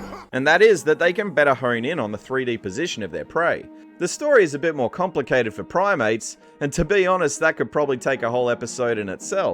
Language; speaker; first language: English; native; English